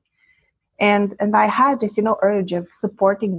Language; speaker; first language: English; non-native, fluent; Romanian